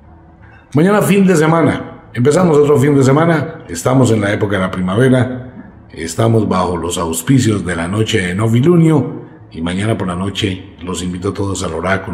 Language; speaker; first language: Spanish; native; Spanish